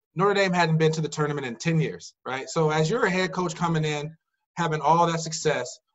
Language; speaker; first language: English; native; English